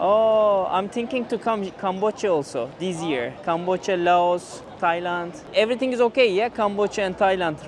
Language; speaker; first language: English; non-native, learner; Turkish